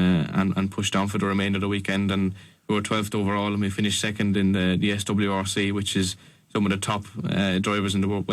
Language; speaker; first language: English; native; English